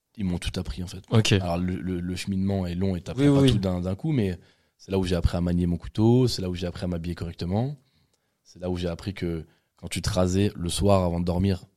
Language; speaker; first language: French; native; French